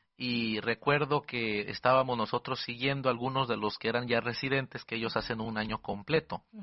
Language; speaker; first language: Spanish; early bilingual, heritage; Spanish